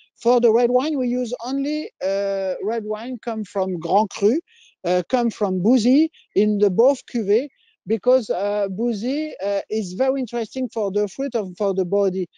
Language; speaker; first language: English; non-native, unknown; French